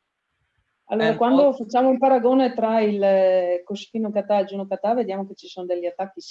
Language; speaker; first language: Italian; native; Italian